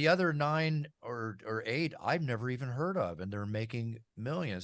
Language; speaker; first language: English; native; English